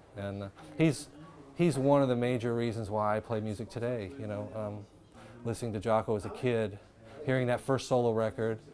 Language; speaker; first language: English; native; English